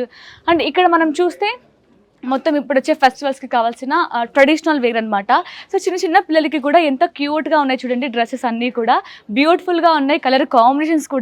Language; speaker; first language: Telugu; native; Telugu